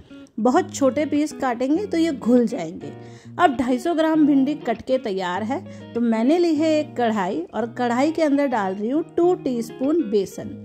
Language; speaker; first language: Hindi; native; Hindi